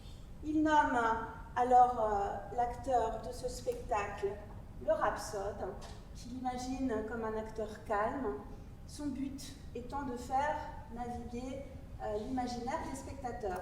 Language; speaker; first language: French; native; French